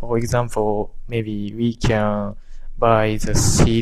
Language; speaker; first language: English; non-native, learner; Japanese